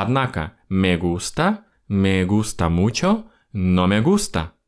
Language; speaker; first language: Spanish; non-native, fluent; Russian